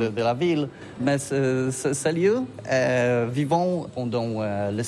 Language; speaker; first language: French; non-native, learner; Polish